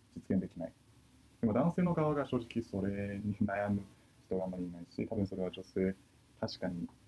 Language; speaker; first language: Japanese; non-native, fluent; Chinese